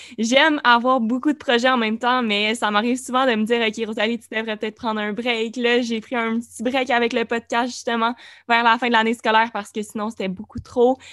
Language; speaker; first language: French; native; French